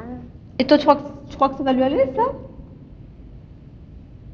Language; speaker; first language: French; native; French